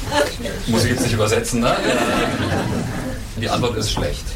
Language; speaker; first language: German; native; German